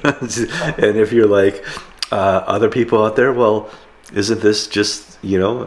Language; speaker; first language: English; native; English